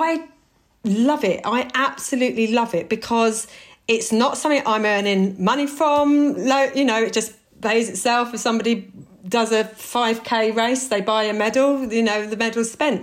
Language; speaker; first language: English; native; English